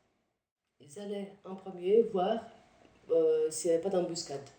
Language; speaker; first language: French; early bilingual, other home language; Arabic